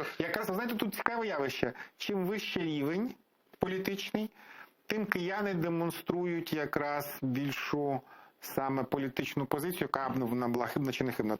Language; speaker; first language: Ukrainian; native; Ukrainian